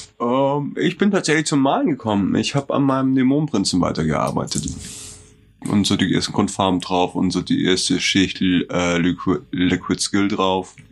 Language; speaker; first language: German; native; German